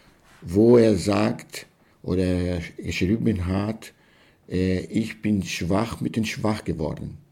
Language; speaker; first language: German; non-native, learner; Portuguese